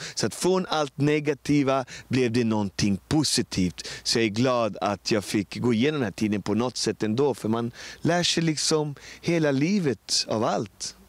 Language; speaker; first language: Swedish; native; Swedish